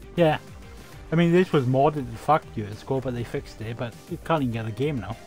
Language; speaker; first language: English; native; English